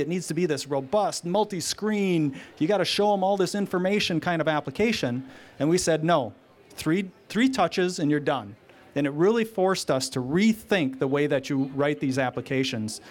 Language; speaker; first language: English; native; English